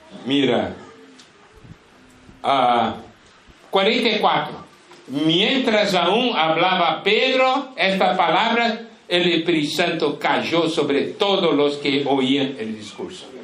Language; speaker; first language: Spanish; non-native, fluent; Portuguese